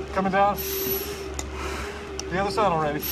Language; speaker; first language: English; native; English